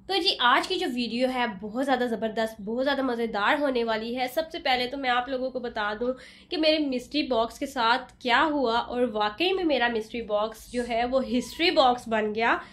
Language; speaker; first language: Urdu; native; Urdu